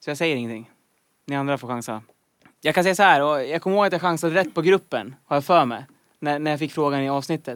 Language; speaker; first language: Swedish; native; Swedish